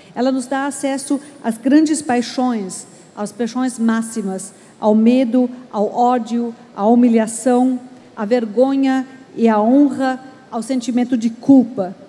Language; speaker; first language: Portuguese; non-native, fluent; German